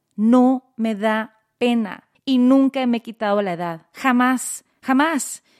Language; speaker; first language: Spanish; early bilingual, heritage; Spanish